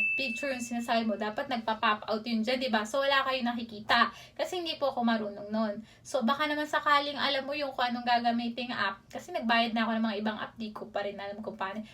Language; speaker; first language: Filipino; native; Filipino